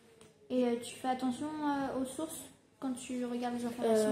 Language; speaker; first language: French; non-native, learner; German